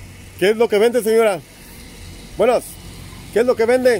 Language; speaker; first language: Spanish; native; Spanish